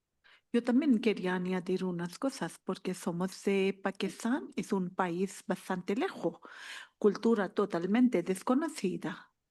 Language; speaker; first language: Spanish; non-native, learner; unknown